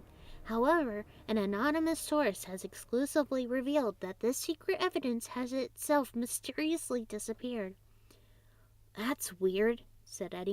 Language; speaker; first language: English; native; English